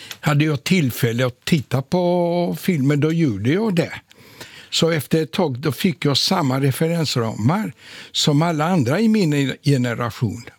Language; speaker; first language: Swedish; non-native, fluent; Polish